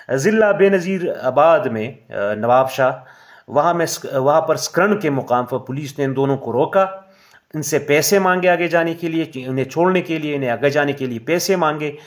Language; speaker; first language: Urdu; non-native, local second language; Pashto